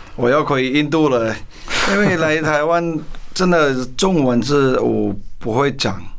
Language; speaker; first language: Chinese; non-native, learner; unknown